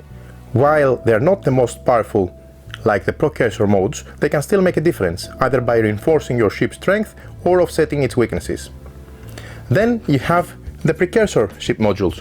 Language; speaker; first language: English; non-native, fluent; Greek